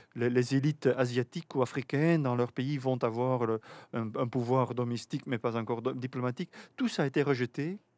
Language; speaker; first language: French; native; French